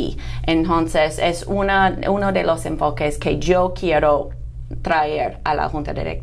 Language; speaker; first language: Spanish; non-native, fluent; English